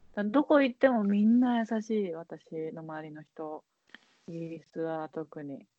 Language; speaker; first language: Japanese; native; Japanese